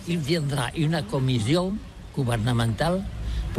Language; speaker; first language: French; non-native, learner; Catalan